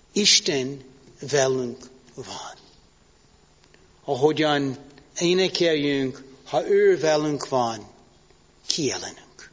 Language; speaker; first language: Hungarian; non-native, learner; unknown